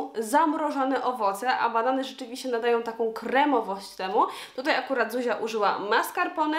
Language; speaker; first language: Polish; native; Polish